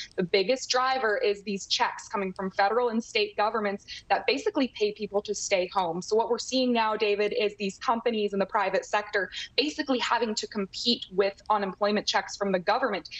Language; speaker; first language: English; native; English